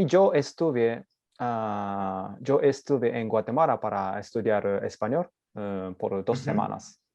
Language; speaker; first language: Spanish; non-native, learner; Japanese